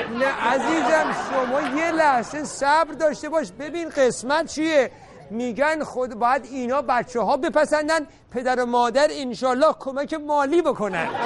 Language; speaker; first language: Persian; native; Persian